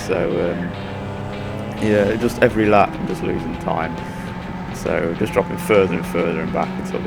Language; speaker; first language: English; native; English